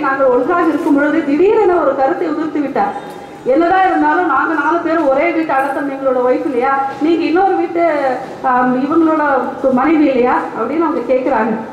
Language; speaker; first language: Tamil; non-native, local second language; Badaga